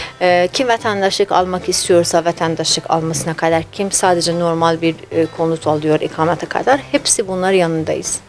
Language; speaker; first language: Turkish; non-native, fluent; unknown